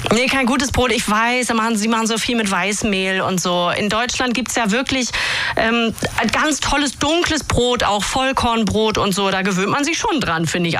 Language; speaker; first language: German; native; German